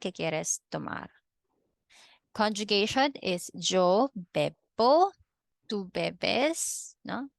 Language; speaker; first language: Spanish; non-native, fluent; Filipino